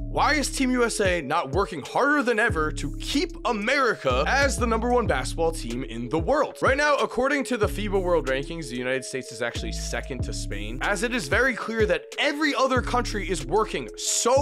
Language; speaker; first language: English; native; English